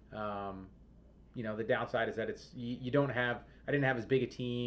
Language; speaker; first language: English; native; English